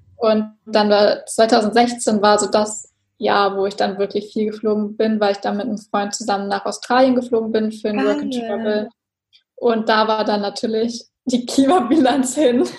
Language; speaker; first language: German; native; German